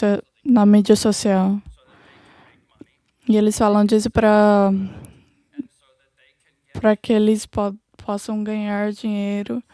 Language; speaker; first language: Portuguese; non-native, learner; English